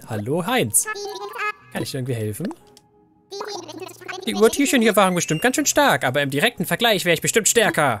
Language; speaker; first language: German; native; German